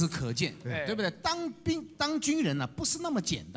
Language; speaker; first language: Chinese; native; Chinese